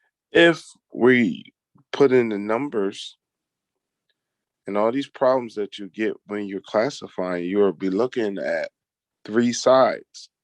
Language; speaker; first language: English; native; English